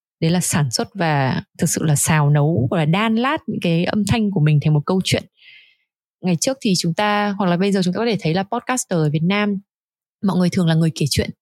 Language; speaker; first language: Vietnamese; native; Vietnamese